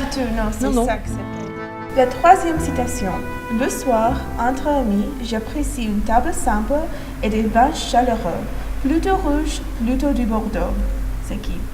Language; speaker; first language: French; non-native, fluent; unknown